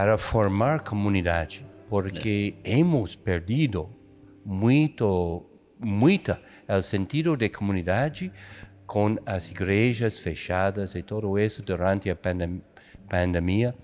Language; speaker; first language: Portuguese; non-native, fluent; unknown